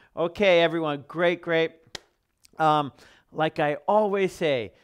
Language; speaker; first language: English; native; English